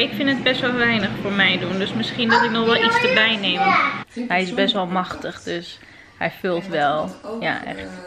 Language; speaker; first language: Dutch; native; Dutch